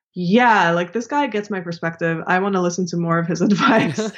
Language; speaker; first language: English; early bilingual, other home language; Hebrew